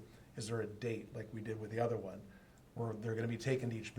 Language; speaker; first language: English; native; English